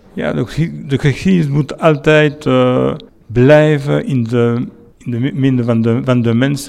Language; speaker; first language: Dutch; non-native, local second language; French